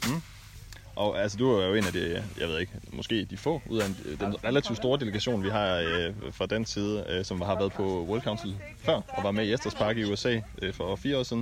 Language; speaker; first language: Danish; native; Danish